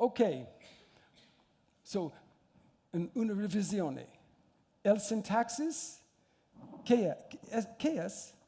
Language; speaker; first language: Spanish; non-native, learner; English